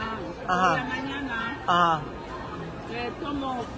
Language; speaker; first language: Spanish; native; Spanish